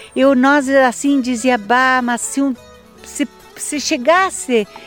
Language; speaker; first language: Portuguese; native; Portuguese